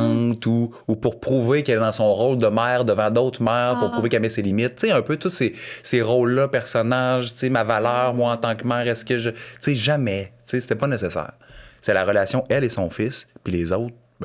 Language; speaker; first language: French; native; French